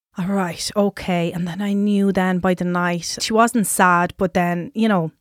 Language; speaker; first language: English; non-native, fluent; Italian